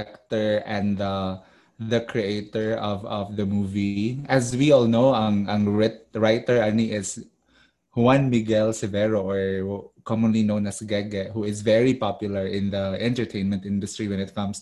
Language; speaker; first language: English; non-native, local second language; Cebuano